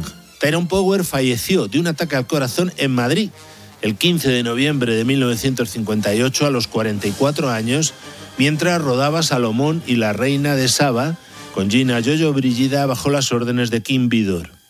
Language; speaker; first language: Spanish; native; Spanish